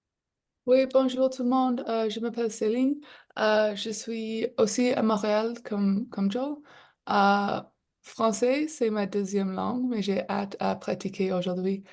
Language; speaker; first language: French; non-native, local second language; English